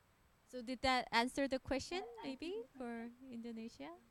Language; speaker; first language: English; non-native, fluent; Korean